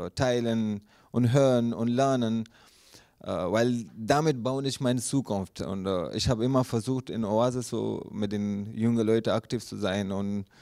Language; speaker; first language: German; non-native, learner; Urdu